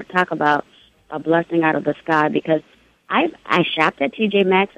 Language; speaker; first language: English; native; English